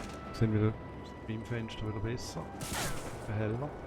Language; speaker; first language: German; native; German